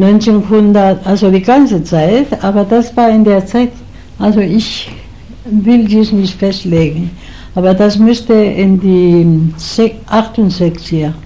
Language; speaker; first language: German; non-native, learner; Spanish